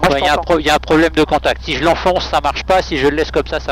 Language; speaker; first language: French; native; French